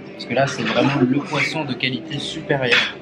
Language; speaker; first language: French; native; French